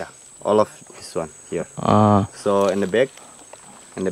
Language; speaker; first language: English; non-native, learner; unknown